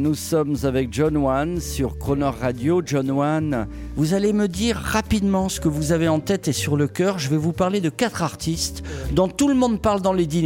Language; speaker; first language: French; native; French